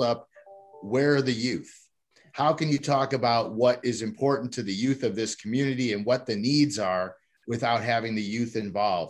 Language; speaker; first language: English; native; English